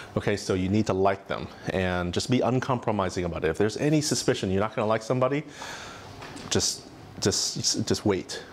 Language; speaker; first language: English; native; English